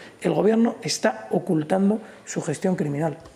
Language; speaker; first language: Spanish; native; Spanish